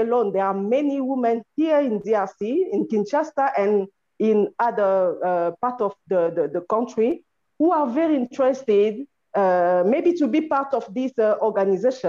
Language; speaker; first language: English; non-native, fluent; French